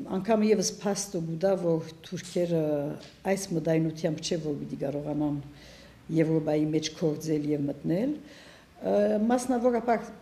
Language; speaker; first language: Armenian; early bilingual, heritage; Armenian